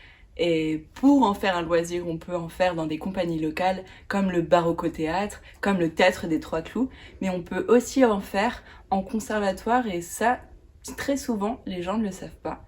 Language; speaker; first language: French; native; French